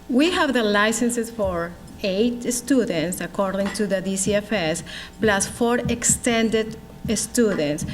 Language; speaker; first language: English; non-native, learner; Spanish